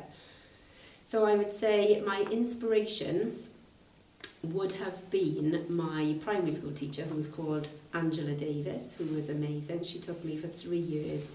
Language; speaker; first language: English; native; English